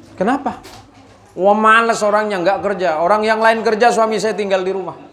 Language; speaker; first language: Indonesian; non-native, local second language; Madurese